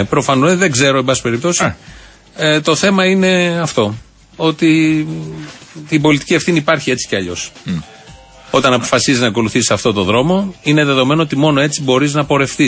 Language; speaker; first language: Greek; native; Greek